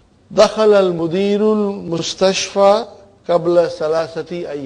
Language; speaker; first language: Arabic; non-native, fluent; English